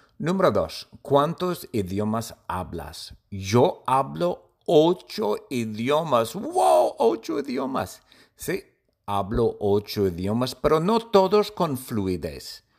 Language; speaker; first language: Spanish; non-native, fluent; English